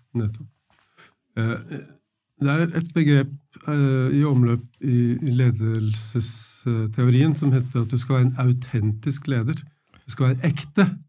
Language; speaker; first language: Norwegian; native; Norwegian